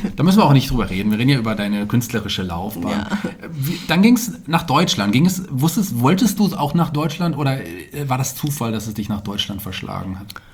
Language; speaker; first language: German; native; German